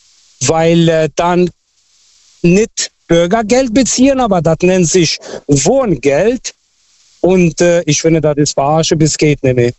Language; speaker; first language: German; non-native, fluent; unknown